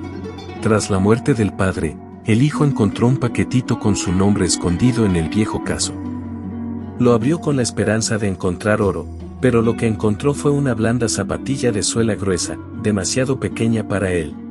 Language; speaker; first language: Spanish; native; Spanish